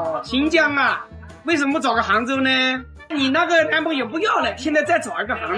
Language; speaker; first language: Chinese; non-native, local second language; Wu Chinese